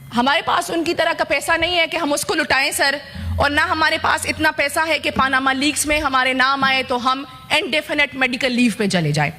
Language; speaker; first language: Urdu; non-native, local second language; Pashto